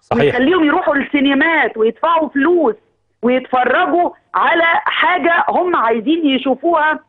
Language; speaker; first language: Arabic; native; Arabic